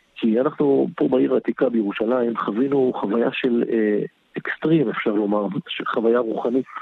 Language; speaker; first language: Hebrew; native; Hebrew